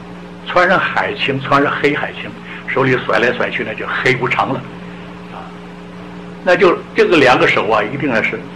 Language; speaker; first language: Chinese; native; Chinese